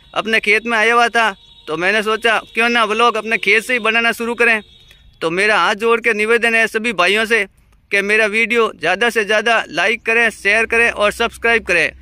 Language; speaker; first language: Hindi; native; Hindi